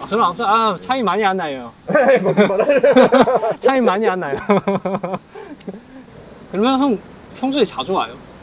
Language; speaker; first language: Korean; non-native, fluent; Chinese